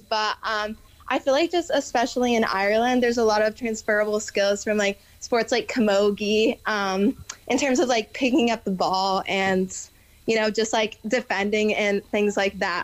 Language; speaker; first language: English; native; English